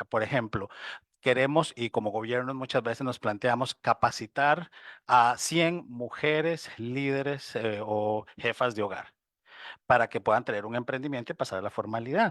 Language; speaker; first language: Spanish; native; Spanish